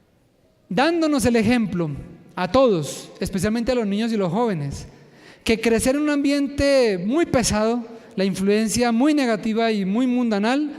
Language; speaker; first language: Spanish; native; Spanish